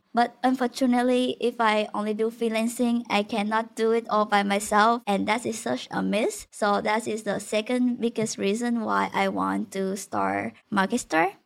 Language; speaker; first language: English; non-native, fluent; Vietnamese